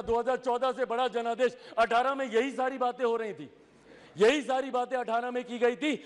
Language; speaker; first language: Hindi; native; Hindi